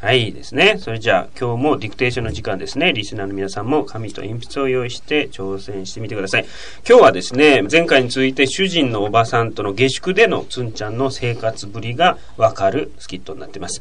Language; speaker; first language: Japanese; native; Japanese